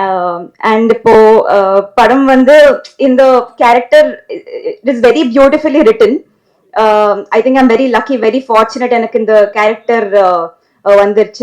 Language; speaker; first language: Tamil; non-native, learner; Telugu